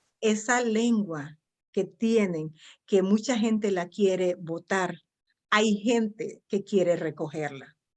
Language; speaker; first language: Spanish; non-native, local second language; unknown